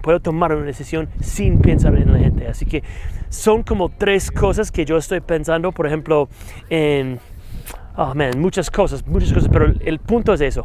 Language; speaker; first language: Spanish; non-native, fluent; English